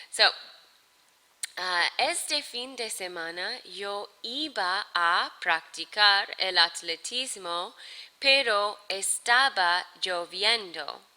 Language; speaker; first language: Spanish; non-native, fluent; English